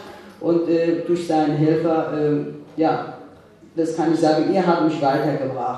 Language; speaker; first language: German; non-native, fluent; Kurdish